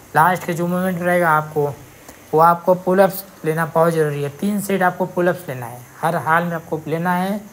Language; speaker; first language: Hindi; native; Hindi